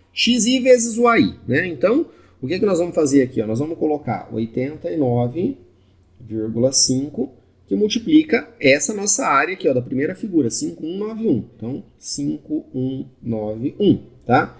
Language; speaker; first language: Portuguese; native; Portuguese